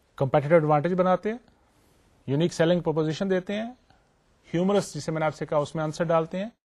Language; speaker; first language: Urdu; native; Urdu